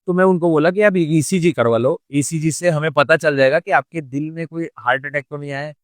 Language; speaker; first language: Hindi; non-native, local second language; Marathi